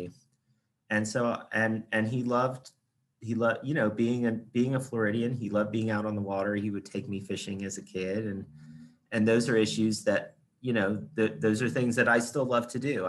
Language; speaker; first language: English; native; English